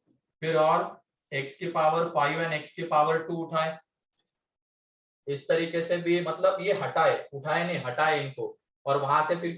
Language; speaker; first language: Hindi; native; Hindi